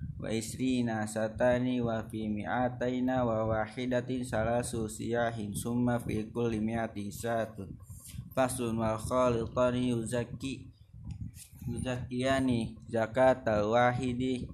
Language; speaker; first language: Arabic; non-native, learner; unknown